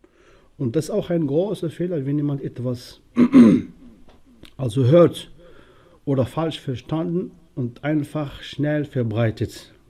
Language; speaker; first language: German; non-native, local second language; Arabic